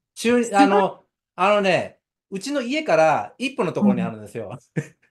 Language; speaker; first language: Japanese; native; Japanese